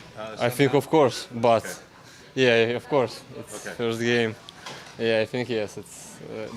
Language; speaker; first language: English; non-native, learner; Russian